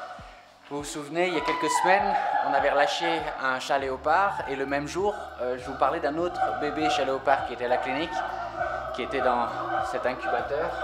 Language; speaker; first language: French; native; French